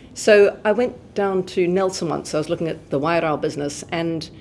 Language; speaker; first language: English; native; English